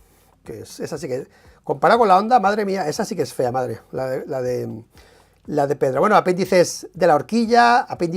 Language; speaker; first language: Spanish; native; Spanish